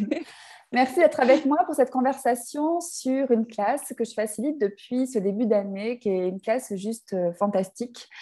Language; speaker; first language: French; native; French